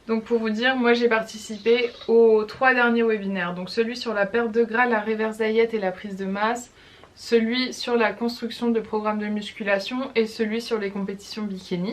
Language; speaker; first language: French; native; French